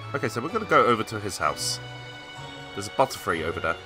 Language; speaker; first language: English; native; English